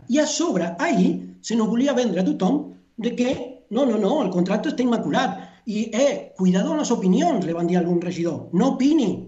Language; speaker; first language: Catalan; non-native, fluent; Spanish